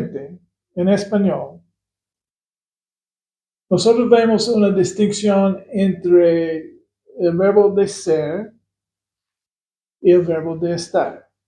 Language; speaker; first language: Spanish; non-native, fluent; English